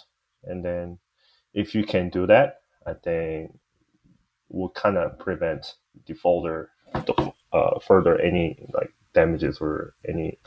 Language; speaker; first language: English; native; English